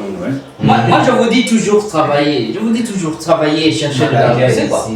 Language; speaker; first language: French; non-native, learner; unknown